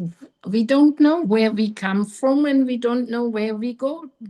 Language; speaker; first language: English; non-native, learner; German